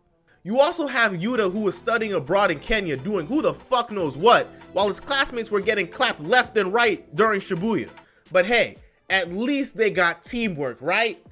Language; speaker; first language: English; native; English